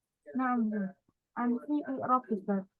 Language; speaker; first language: Arabic; non-native, learner; Indonesian